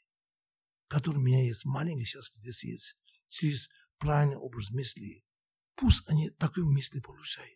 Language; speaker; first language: Russian; non-native, learner; Tibetan